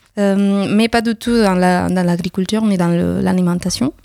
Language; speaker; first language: French; non-native, fluent; Spanish